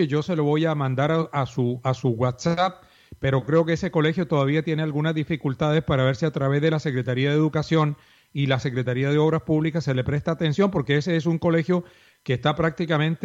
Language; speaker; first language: Spanish; native; Spanish